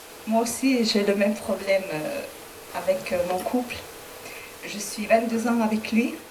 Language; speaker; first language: French; non-native, fluent; Spanish